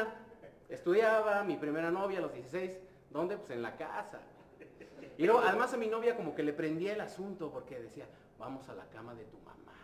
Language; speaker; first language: Spanish; native; Spanish